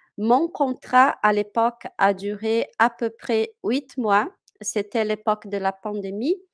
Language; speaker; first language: French; non-native, fluent; Portuguese